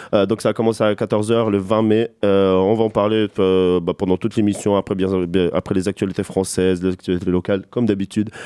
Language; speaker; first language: French; native; French